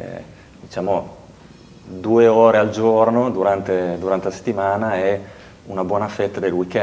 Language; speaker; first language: Italian; native; Italian